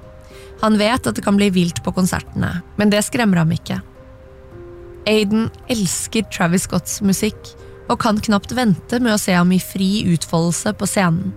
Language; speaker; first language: Norwegian; native; Norwegian